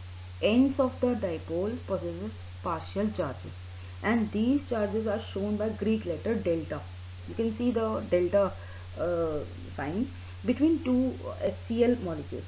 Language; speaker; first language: English; non-native, local second language; Hindi